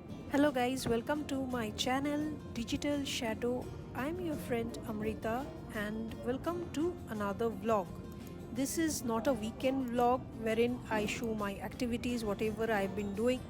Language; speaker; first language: English; non-native, local second language; Bangla